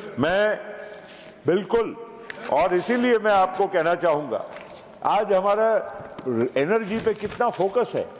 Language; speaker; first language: Hindi; non-native, local second language; Gujarati